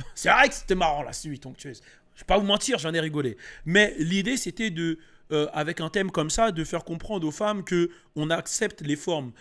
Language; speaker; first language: French; early bilingual, other home language; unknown